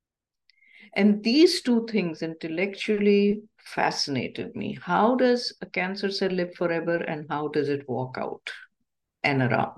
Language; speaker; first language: English; non-native, local second language; Urdu